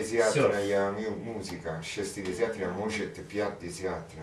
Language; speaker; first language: Russian; non-native, learner; Italian